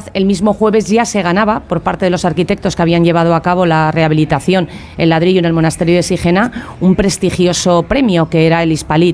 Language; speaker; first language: Spanish; native; Spanish